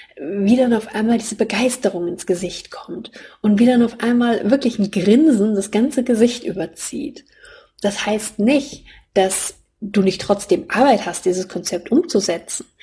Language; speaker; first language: German; native; German